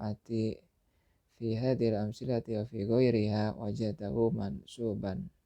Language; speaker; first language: Arabic; non-native, fluent; Indonesian